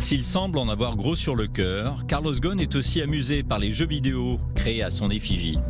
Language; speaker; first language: French; native; French